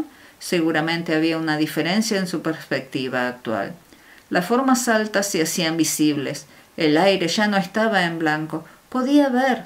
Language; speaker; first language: Spanish; native; Spanish